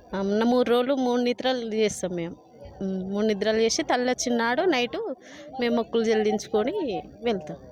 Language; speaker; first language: Telugu; native; Telugu